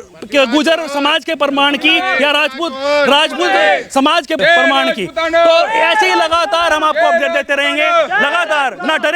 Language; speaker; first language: Hindi; native; Hindi